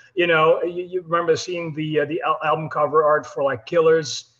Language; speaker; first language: English; non-native, fluent; Dutch